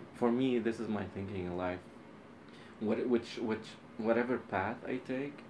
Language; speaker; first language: English; non-native, fluent; Arabic